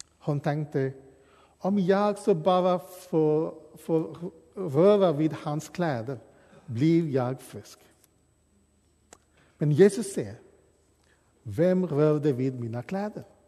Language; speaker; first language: Swedish; non-native, fluent; English